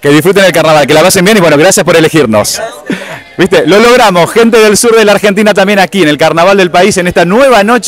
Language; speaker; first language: Spanish; native; Spanish